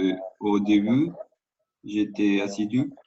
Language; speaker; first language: French; non-native, learner; Spanish